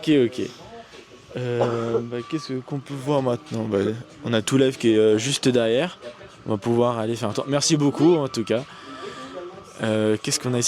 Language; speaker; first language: French; native; French